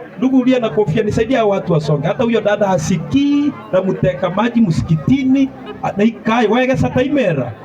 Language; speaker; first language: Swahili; non-native, local second language; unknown